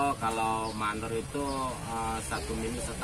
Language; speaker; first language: Indonesian; native; Indonesian